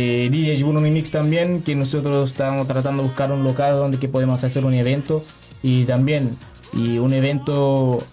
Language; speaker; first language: Spanish; non-native, learner; Haitian Creole